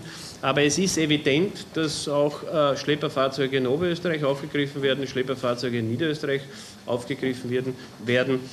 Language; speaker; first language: German; native; German